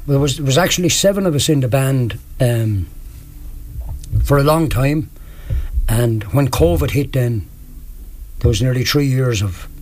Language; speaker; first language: English; native; English